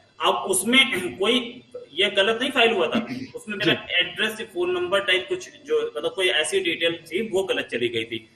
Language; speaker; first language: Hindi; native; Hindi